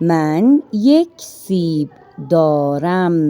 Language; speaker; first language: Persian; non-native, fluent; Urdu